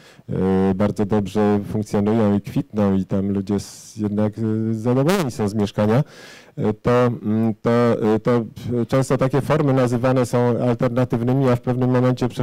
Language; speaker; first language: Polish; native; Polish